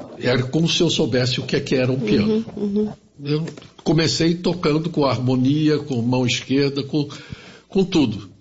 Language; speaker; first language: Portuguese; early bilingual, other home language; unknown